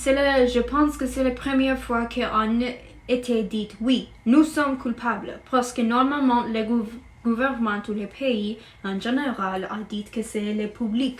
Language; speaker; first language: French; non-native, learner; English